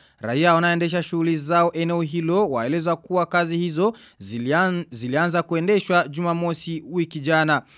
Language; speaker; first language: Swahili; non-native, local second language; Rundi